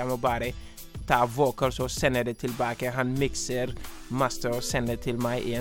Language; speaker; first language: Norwegian; non-native, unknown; Wolof